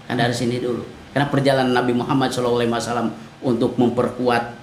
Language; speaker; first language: Indonesian; non-native, local second language; Sundanese